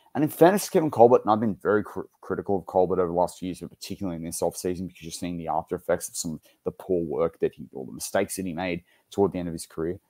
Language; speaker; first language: English; native; English